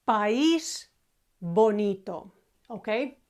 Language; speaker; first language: Spanish; non-native, fluent; Croatian